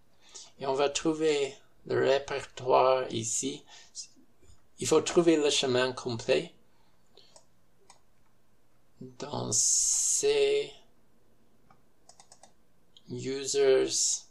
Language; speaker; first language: French; non-native, fluent; English